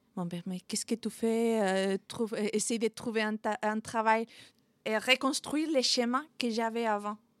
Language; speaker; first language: French; non-native, fluent; Spanish